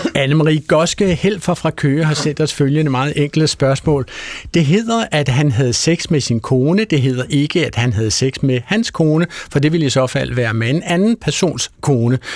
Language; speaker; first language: Danish; native; Danish